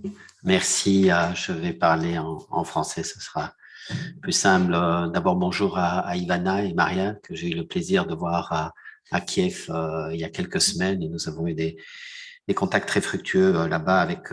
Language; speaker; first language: French; native; French